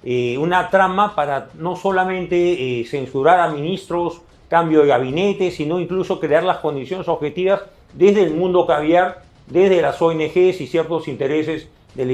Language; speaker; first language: Spanish; native; Spanish